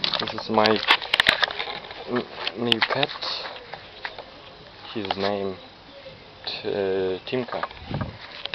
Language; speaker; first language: English; non-native, learner; Russian